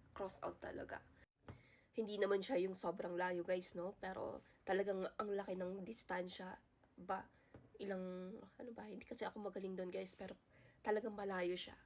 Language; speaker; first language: Filipino; native; Filipino